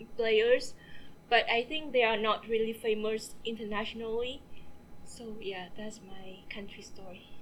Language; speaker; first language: English; non-native, fluent; Vietnamese